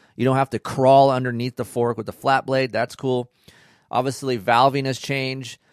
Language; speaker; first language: English; native; English